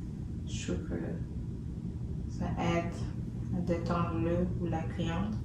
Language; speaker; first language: French; native; French